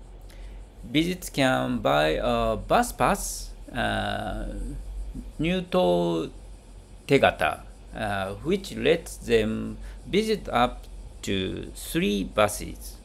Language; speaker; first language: English; non-native, learner; Japanese